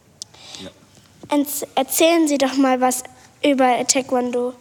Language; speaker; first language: German; native; German